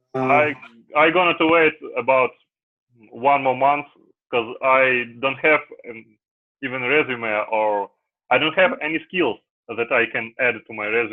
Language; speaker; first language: English; non-native, learner; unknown